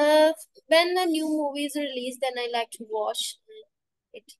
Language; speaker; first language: English; non-native, learner; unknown